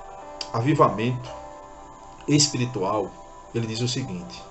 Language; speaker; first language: Portuguese; native; Portuguese